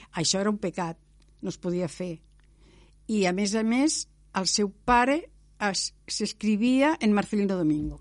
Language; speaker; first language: Catalan; non-native, local second language; Spanish